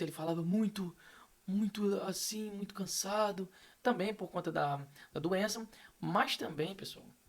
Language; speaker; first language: Portuguese; native; Portuguese